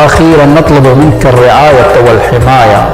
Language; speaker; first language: Arabic; native; Arabic